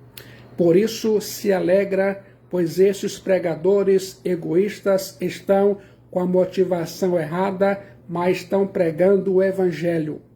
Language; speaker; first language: Portuguese; native; Portuguese